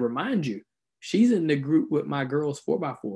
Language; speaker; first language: English; native; English